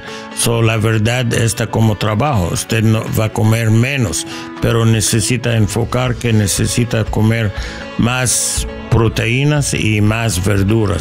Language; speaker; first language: Spanish; non-native, learner; English